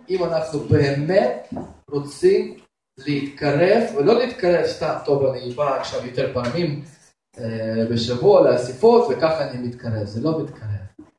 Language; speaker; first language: Hebrew; non-native, fluent; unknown